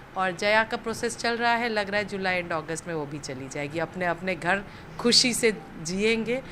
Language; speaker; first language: Hindi; native; Hindi